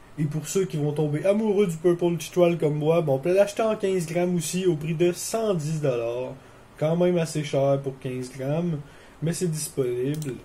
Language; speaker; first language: French; native; French